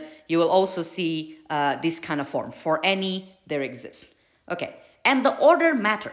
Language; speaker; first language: English; non-native, fluent; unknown